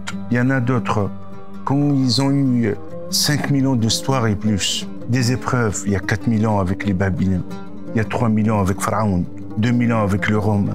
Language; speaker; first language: French; non-native, local second language; Arabic